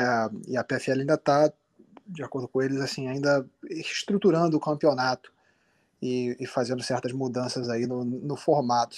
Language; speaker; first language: Portuguese; native; Portuguese